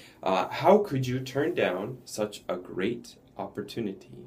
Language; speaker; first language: English; native; English